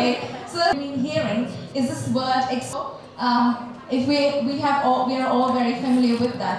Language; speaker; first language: English; native; English